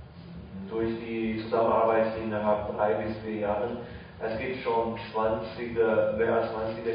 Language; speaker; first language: German; non-native, fluent; Chinese